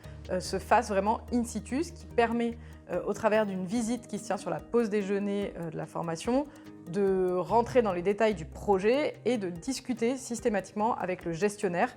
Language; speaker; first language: French; native; French